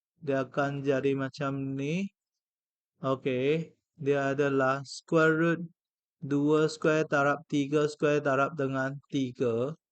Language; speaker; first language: Malay; non-native, local second language; Chinese